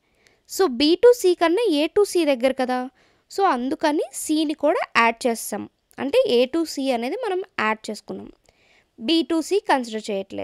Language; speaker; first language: Telugu; native; Telugu